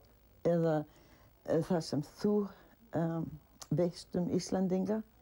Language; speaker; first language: Icelandic; early bilingual, heritage; Icelandic